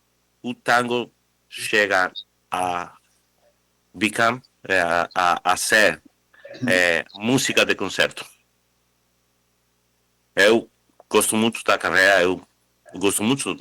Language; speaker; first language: Portuguese; non-native, fluent; Spanish